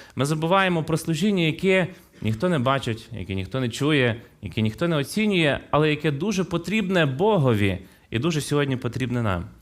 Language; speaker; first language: Ukrainian; non-native, local second language; Russian